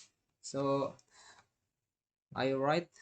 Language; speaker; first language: English; non-native, learner; Indonesian